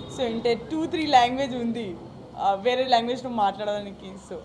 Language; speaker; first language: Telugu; non-native, learner; Gujarati